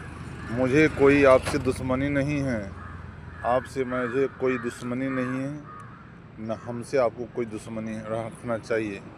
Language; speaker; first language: Hindi; non-native, local second language; Maithili